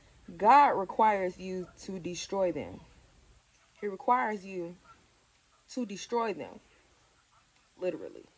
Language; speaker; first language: English; native; English